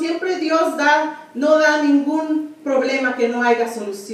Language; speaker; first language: Spanish; early bilingual, heritage; Spanish